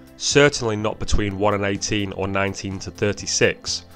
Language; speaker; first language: English; native; English